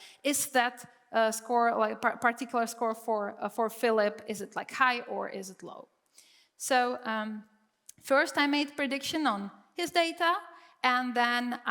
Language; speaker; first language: English; non-native, fluent; Czech